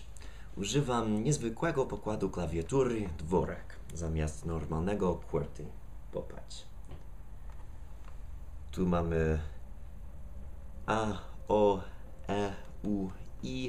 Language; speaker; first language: Polish; non-native, fluent; English